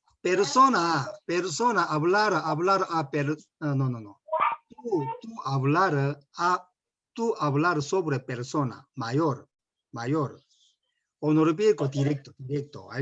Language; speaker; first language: Spanish; non-native, learner; Korean